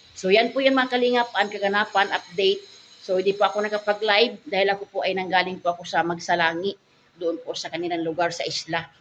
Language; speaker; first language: Filipino; non-native, local second language; Masbatenyo